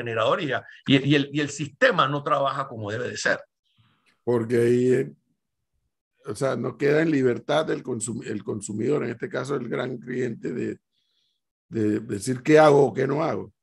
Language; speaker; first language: Spanish; native; Spanish